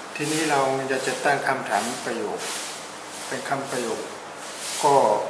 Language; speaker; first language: Thai; non-native, fluent; Burmese